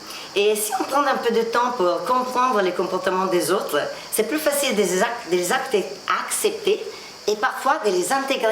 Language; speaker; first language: French; non-native, fluent; Italian